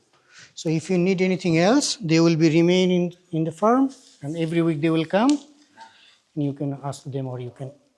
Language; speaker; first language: English; non-native, learner; Bangla